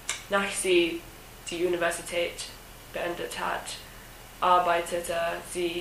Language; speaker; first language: German; non-native, learner; English